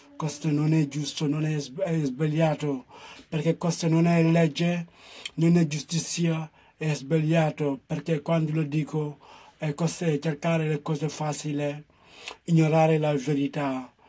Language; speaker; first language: Italian; non-native, fluent; Wolof